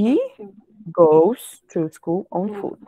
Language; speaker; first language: English; non-native, fluent; Portuguese